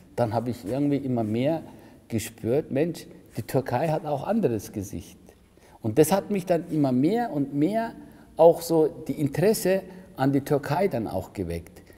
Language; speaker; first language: German; early bilingual, other home language; Turkish